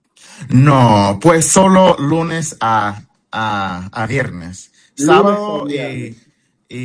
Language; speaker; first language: Spanish; early bilingual, heritage; English